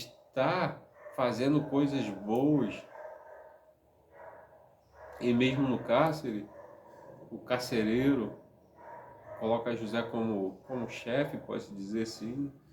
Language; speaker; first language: Portuguese; native; Portuguese